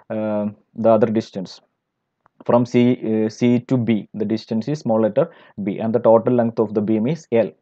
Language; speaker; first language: English; non-native, local second language; Malayalam